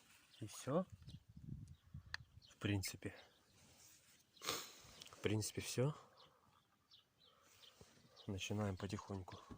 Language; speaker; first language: Russian; native; Russian